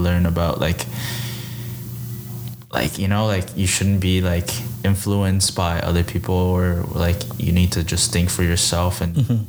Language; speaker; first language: English; early bilingual, other home language; Chinese